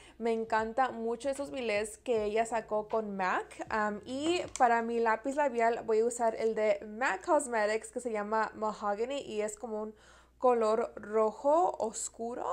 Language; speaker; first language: Spanish; early bilingual, heritage; Spanish